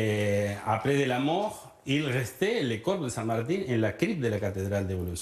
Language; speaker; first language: French; non-native, learner; Spanish